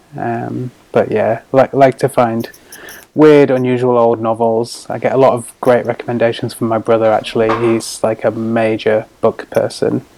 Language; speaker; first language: English; native; English